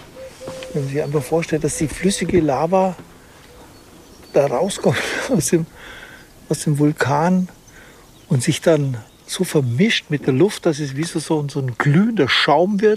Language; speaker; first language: German; native; German